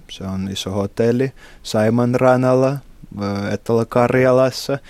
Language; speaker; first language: Finnish; non-native, learner; Russian